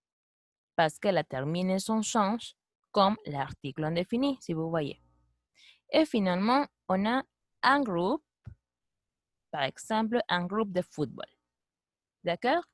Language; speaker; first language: French; non-native, fluent; Spanish